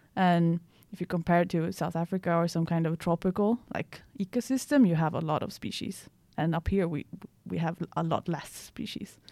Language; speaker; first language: English; non-native, fluent; Swedish